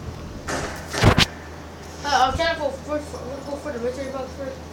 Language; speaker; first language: English; native; English